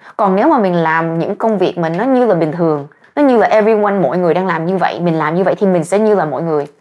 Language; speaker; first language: Vietnamese; early bilingual, heritage; Vietnamese